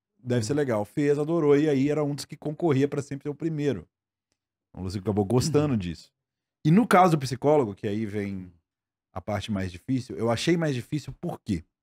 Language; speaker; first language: Portuguese; native; Portuguese